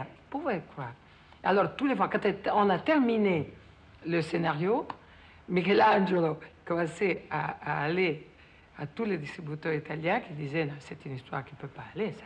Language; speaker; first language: French; non-native, fluent; Italian